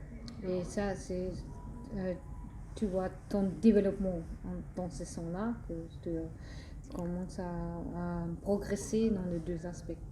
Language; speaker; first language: French; non-native, fluent; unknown